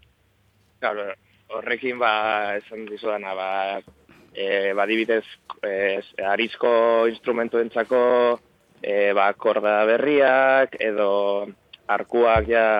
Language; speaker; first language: Basque; non-native, local second language; Spanish